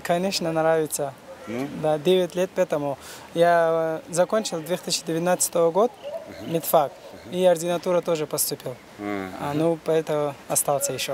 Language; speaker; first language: Russian; non-native, learner; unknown